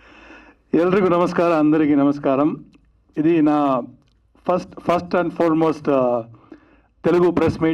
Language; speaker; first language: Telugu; non-native, learner; Kannada